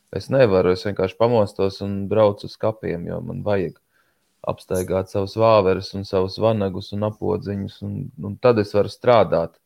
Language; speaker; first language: Latvian; native; Latvian